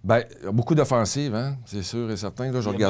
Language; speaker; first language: French; native; French